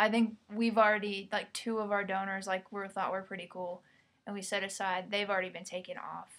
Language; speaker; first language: English; native; English